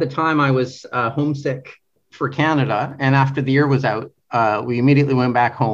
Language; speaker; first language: English; native; English